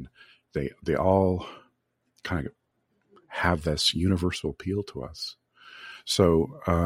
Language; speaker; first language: English; native; English